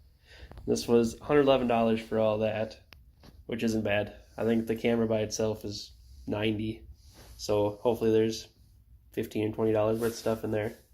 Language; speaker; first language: English; native; English